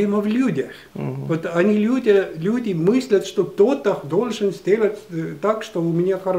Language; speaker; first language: Russian; non-native, local second language; Estonian